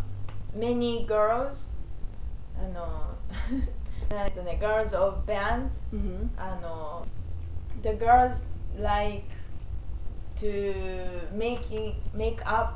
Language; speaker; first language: English; non-native, learner; Japanese